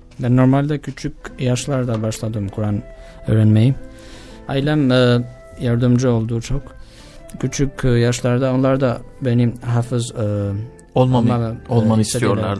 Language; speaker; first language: Turkish; non-native, learner; Albanian